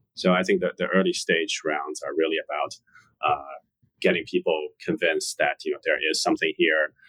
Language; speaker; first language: English; non-native, fluent; Chinese